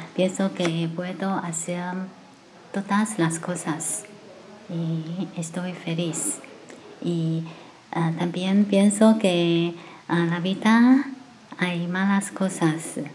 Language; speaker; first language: Spanish; non-native, learner; Chinese